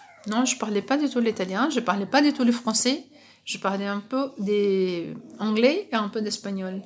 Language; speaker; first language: French; non-native, fluent; Portuguese